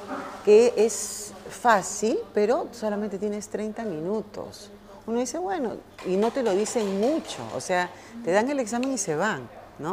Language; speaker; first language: Spanish; native; Spanish